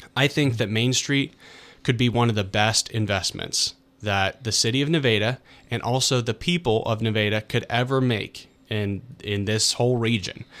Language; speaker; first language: English; native; English